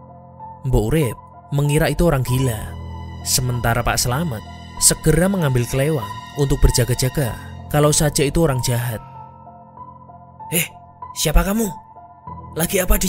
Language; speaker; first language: Indonesian; native; Indonesian